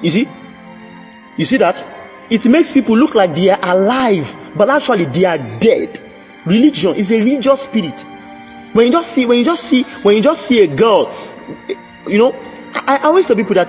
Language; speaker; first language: English; non-native, local second language; Yoruba